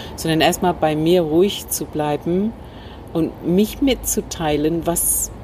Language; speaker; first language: German; non-native, fluent; English